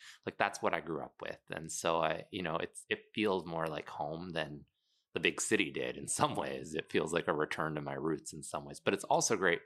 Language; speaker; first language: English; native; English